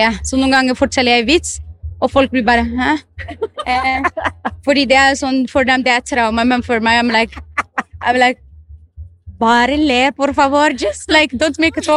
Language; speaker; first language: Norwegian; non-native, fluent; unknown